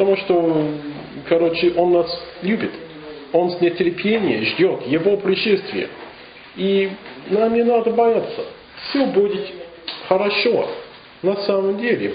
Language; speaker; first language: Russian; non-native, fluent; English